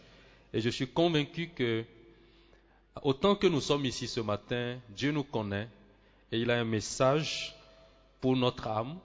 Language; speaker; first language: French; non-native, local second language; Swahili